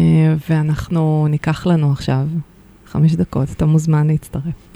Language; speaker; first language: Hebrew; native; Hebrew